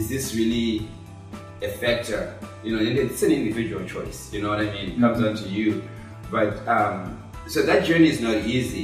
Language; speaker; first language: English; non-native, local second language; Shona